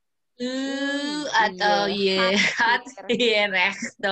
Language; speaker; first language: Dutch; non-native, learner; Indonesian